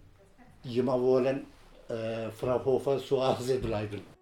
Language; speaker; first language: German; non-native, learner; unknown